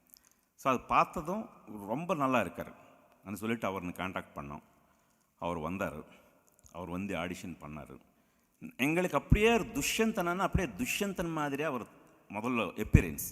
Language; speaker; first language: Tamil; non-native, local second language; Telugu